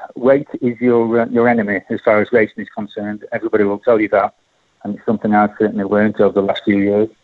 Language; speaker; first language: English; native; English